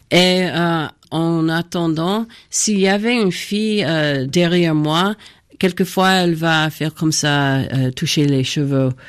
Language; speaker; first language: French; non-native, fluent; English